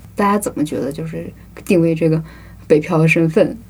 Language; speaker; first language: Chinese; native; Chinese